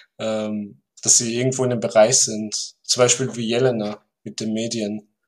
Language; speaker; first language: German; early bilingual, other home language; Turkish